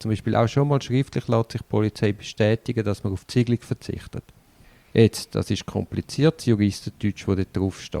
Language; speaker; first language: German; native; German